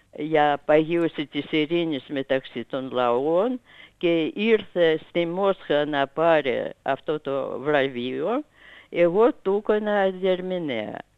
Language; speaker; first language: Greek; non-native, fluent; Russian